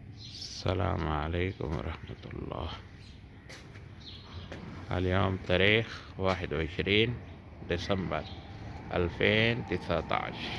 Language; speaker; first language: Arabic; non-native, learner; Urdu